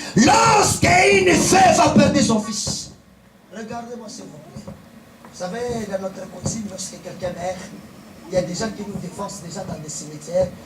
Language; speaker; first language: French; non-native, local second language; Lingala